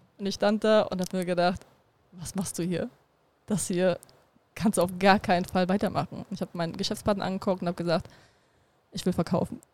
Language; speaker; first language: German; early bilingual, other home language; Russian